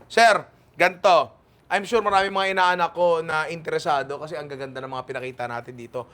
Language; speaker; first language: Filipino; native; Filipino